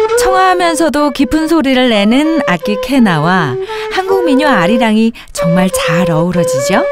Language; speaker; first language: Korean; native; Korean